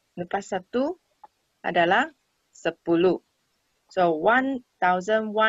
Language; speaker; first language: Malay; non-native, local second language; Chinese